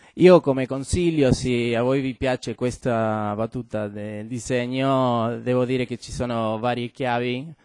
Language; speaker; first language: Italian; non-native, fluent; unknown